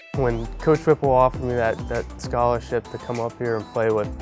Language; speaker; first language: English; native; English